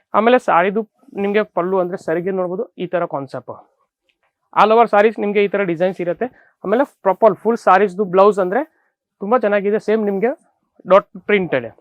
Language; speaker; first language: Kannada; non-native, fluent; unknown